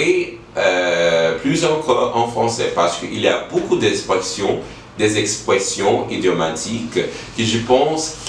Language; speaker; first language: French; non-native, learner; English